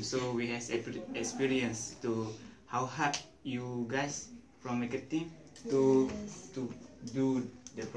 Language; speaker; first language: English; non-native, learner; Malay